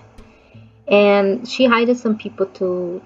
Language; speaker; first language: English; non-native, fluent; Portuguese